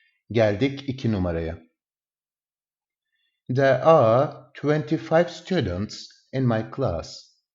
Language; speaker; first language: English; non-native, fluent; Turkish